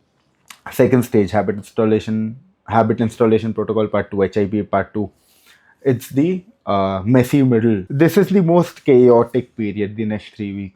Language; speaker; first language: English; non-native, local second language; Hindi